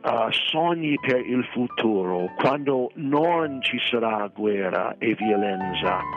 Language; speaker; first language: Italian; non-native, fluent; English